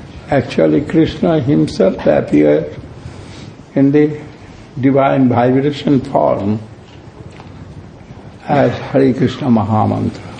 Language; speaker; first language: English; non-native, local second language; Bangla